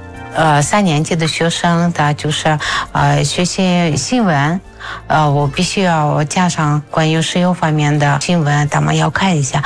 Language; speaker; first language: Chinese; non-native, fluent; Russian